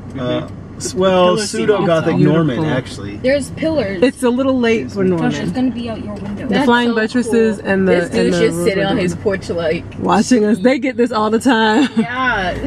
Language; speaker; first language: English; native; English